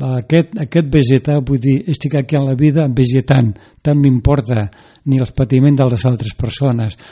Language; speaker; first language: Catalan; non-native, local second language; Spanish